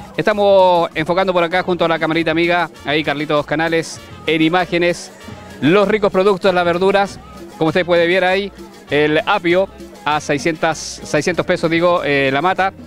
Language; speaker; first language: Spanish; native; Spanish